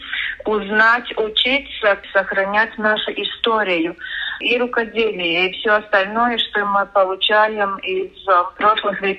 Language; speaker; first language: Russian; non-native, local second language; Latvian